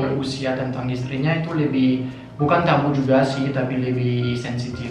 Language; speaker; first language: Indonesian; non-native, fluent; French